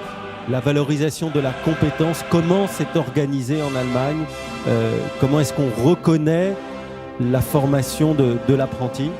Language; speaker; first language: French; native; French